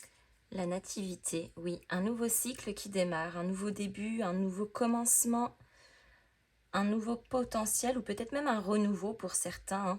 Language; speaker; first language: French; native; French